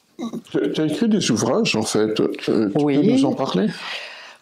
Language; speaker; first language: French; native; French